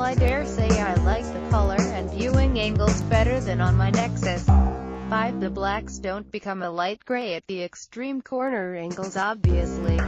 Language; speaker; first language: English; native; English